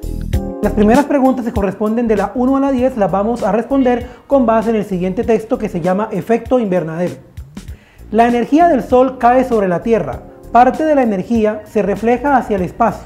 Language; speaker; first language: Spanish; native; Spanish